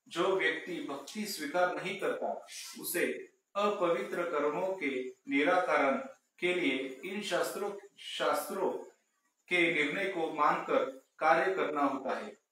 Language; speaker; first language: Hindi; non-native, local second language; Marathi